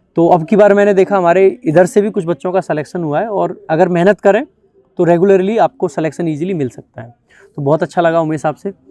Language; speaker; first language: Hindi; native; Hindi